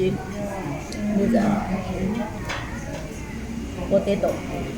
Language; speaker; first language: English; non-native, learner; Thai